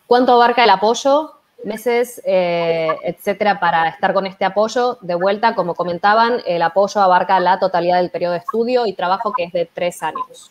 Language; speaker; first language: Spanish; native; Spanish